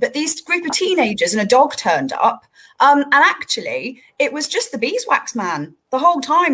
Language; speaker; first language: English; native; English